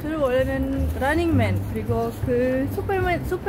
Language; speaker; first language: Korean; non-native, fluent; Indonesian